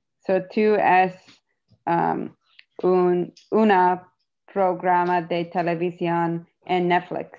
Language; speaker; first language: Spanish; non-native, learner; English